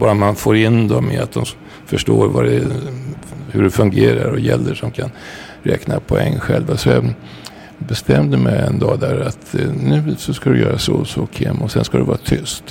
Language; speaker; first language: Swedish; native; Swedish